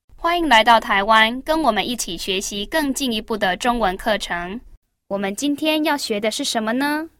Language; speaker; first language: Chinese; native; Chinese